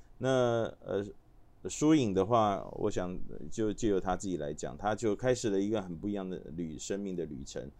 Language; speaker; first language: Chinese; native; Chinese